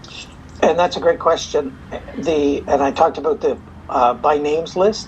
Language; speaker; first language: English; native; English